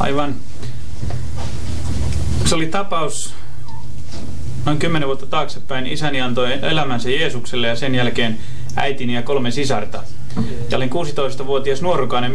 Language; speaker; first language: Finnish; native; Finnish